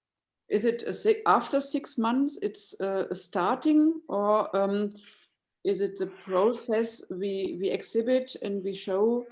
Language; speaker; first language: English; non-native, fluent; German